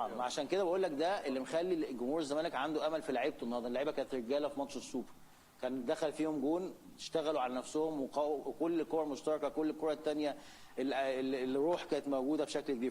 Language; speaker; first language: Arabic; native; Arabic